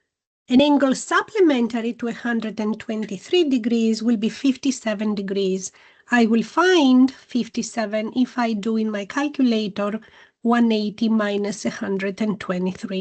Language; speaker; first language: English; non-native, fluent; Greek